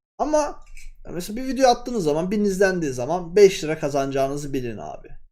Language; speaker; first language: Turkish; native; Turkish